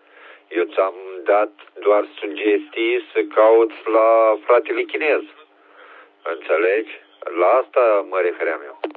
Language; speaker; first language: Romanian; native; Romanian